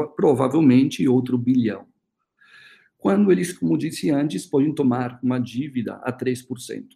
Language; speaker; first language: Portuguese; early bilingual, other home language; Spanish